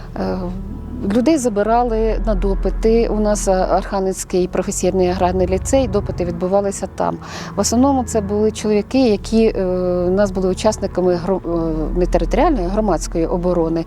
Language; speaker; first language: Ukrainian; native; Ukrainian